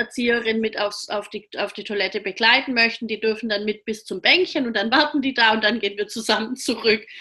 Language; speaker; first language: German; native; German